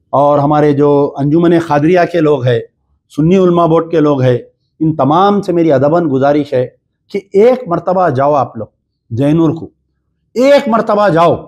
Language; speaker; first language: Urdu; native; Urdu